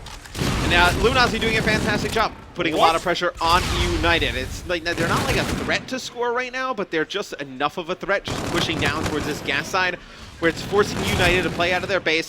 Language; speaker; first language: English; native; English